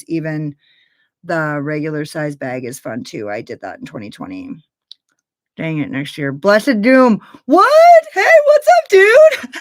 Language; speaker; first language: English; native; English